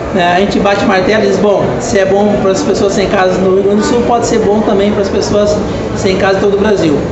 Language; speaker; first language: Portuguese; native; Portuguese